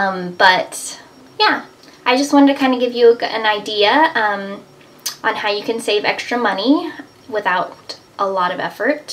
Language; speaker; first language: English; native; English